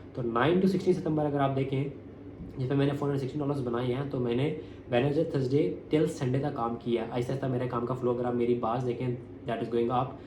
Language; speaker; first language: Urdu; non-native, local second language; Punjabi